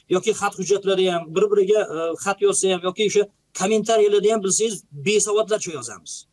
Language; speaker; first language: Uzbek; native; Uzbek